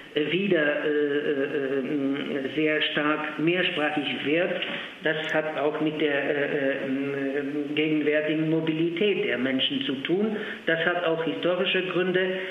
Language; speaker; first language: German; non-native, fluent; Polish